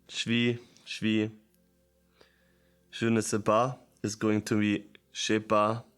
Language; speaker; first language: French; non-native, learner; German